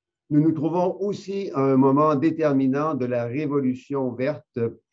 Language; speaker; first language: French; native; French